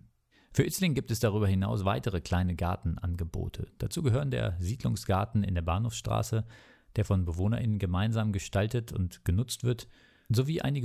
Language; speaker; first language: German; native; German